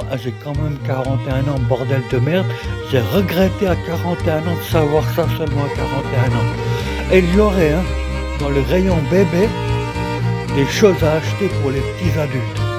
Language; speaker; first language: French; native; French